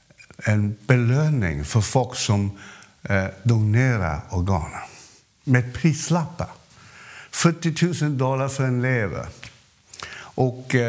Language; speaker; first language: Swedish; non-native, fluent; Cantonese